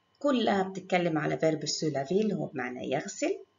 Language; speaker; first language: Arabic; native; Arabic